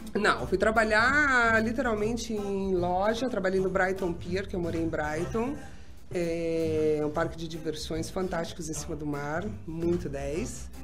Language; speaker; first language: Portuguese; native; Portuguese